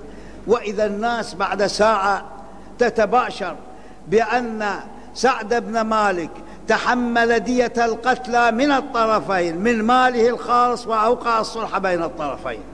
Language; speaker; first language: Arabic; native; Arabic